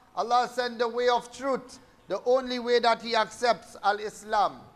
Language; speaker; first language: English; native; English